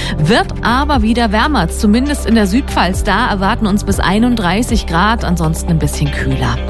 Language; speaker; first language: German; native; German